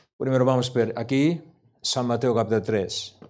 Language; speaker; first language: Spanish; non-native, learner; Korean